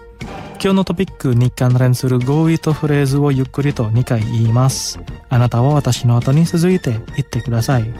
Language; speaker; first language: Japanese; non-native, fluent; Indonesian